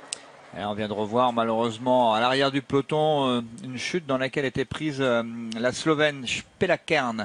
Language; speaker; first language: French; native; French